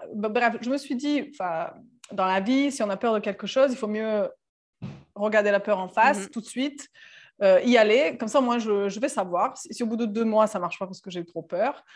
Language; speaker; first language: French; non-native, fluent; Serbian